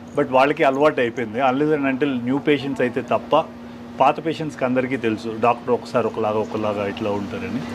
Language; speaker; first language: Telugu; native; Telugu